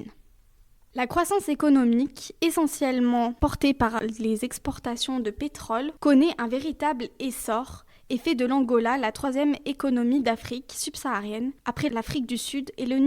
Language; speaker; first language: French; native; French